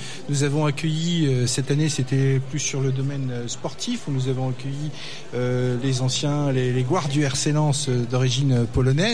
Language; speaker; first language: French; native; French